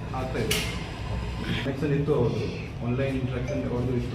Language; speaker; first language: Kannada; non-native, fluent; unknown